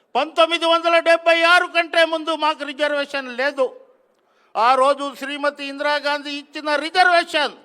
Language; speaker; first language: Telugu; non-native, local second language; Lambadi